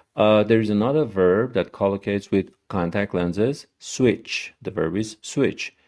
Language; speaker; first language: English; non-native, fluent; Persian